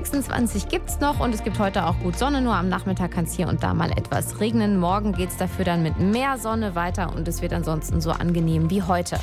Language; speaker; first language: German; native; German